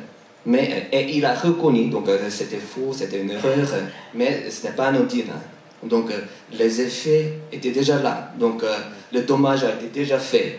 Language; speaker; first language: French; non-native, fluent; Korean